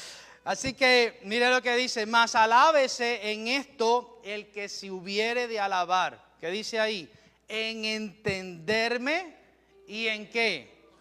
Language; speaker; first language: Spanish; native; Spanish